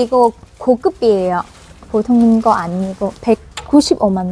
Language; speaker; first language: Korean; non-native, learner; Vietnamese